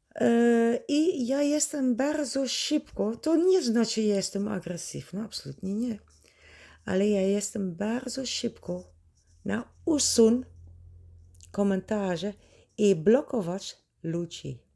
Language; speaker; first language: Polish; non-native, learner; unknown